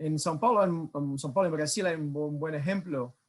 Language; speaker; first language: Spanish; non-native, fluent; Portuguese